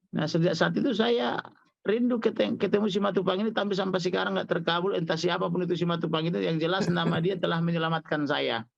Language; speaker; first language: Indonesian; non-native, local second language; Batak Toba